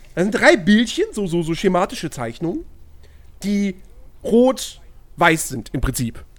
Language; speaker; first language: German; early bilingual, other home language; Turkish